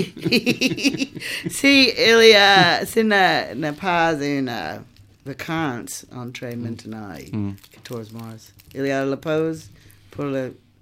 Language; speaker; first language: French; non-native, learner; English